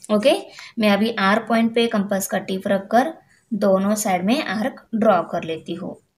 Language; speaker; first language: Hindi; non-native, local second language; Marathi